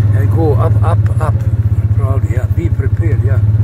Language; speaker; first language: English; non-native, learner; Croatian